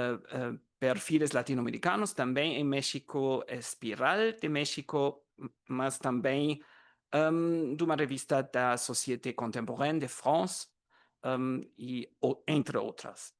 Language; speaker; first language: Portuguese; non-native, learner; German